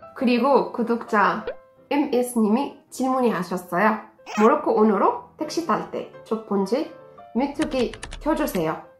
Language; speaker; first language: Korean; non-native, fluent; Arabic